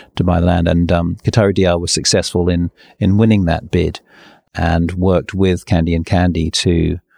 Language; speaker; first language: English; native; English